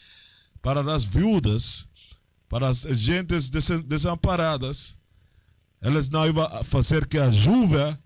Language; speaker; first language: Portuguese; non-native, learner; Spanish